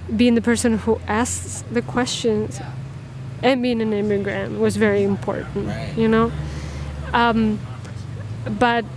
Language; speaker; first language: English; non-native, fluent; Spanish